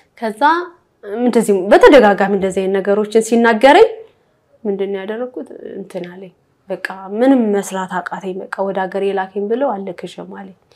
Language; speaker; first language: Amharic; native; Amharic